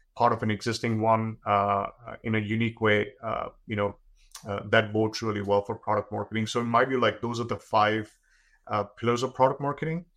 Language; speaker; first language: English; non-native, local second language; Gujarati